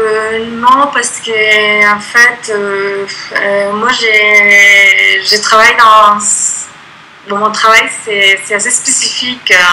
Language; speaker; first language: French; non-native, fluent; Spanish